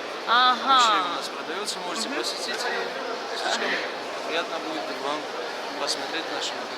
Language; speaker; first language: Russian; non-native, fluent; Georgian